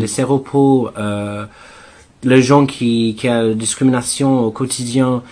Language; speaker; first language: French; non-native, learner; English